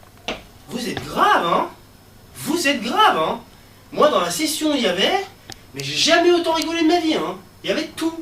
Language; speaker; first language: French; native; French